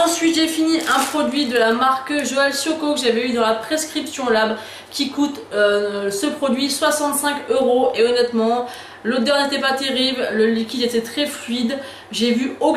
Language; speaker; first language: French; native; French